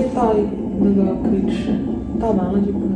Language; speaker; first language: Chinese; non-native, fluent; French